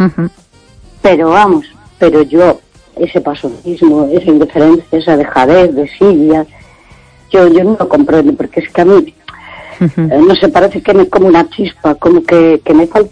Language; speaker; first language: Spanish; native; Spanish